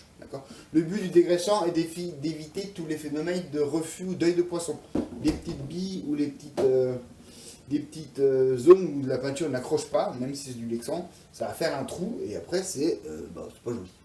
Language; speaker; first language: French; native; French